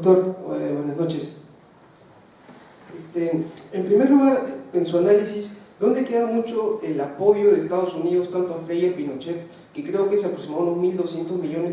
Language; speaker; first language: Spanish; native; Spanish